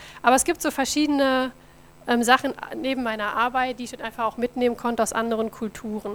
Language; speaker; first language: German; native; German